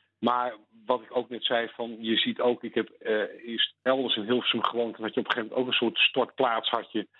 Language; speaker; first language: Dutch; native; Dutch